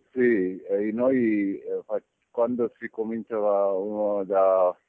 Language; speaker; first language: Italian; non-native, learner; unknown